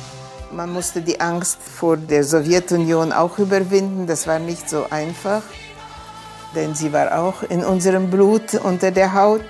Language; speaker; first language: German; non-native, fluent; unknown